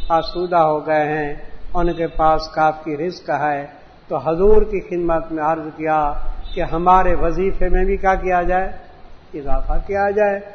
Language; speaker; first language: Urdu; non-native, local second language; Punjabi